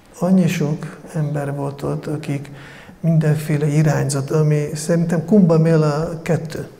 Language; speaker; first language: Hungarian; non-native, fluent; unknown